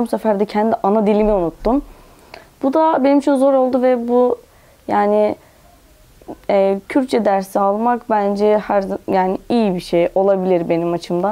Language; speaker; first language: Turkish; non-native, local second language; Kurdish